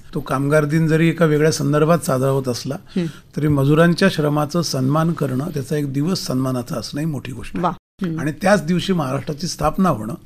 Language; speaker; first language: Marathi; native; Marathi